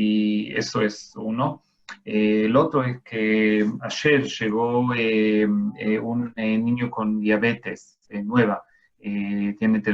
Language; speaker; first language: Spanish; non-native, fluent; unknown